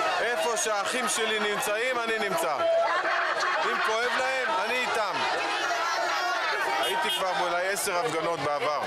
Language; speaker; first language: Hebrew; non-native, local second language; Amharic